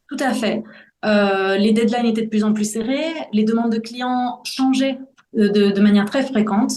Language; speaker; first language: French; early bilingual, other home language; Spanish